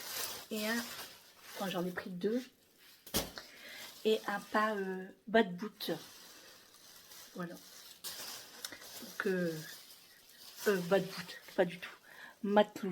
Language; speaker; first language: French; native; French